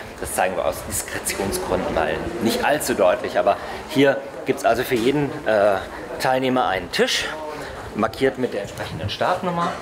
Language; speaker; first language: German; native; German